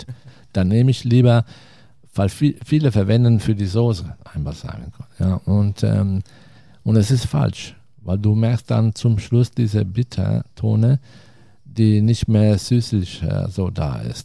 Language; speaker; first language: German; non-native, fluent; Italian